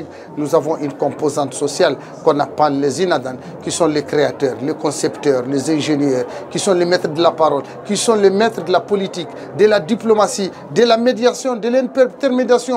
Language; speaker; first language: French; non-native, local second language; Tamasheq